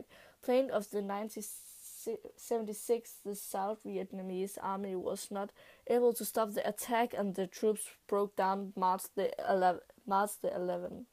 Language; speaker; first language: English; non-native, learner; Danish